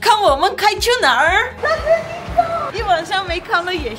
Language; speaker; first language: Chinese; non-native, learner; Armenian